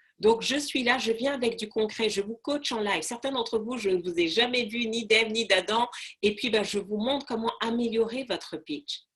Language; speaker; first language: French; non-native, local second language; Arabic